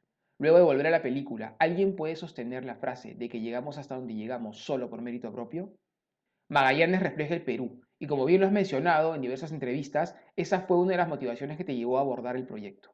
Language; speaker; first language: Spanish; native; Spanish